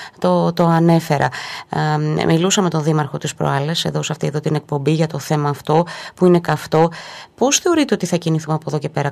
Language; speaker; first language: Greek; native; Greek